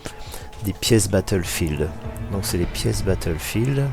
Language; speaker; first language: French; native; French